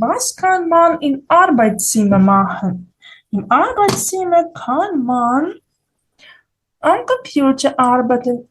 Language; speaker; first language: German; non-native, fluent; Ukrainian